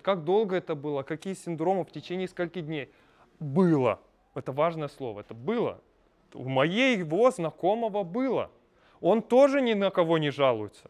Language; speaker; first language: Russian; native; Russian